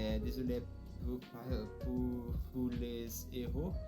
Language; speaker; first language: French; non-native, learner; Portuguese